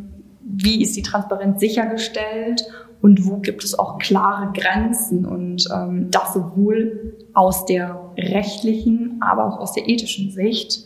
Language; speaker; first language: German; native; German